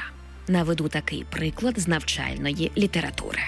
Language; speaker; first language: Ukrainian; native; Ukrainian